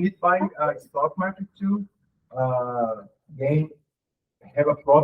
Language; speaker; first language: English; non-native, learner; Spanish